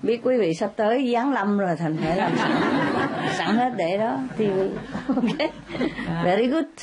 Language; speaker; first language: Vietnamese; native; Vietnamese